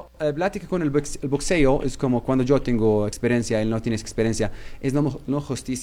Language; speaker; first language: Spanish; non-native, learner; Arabic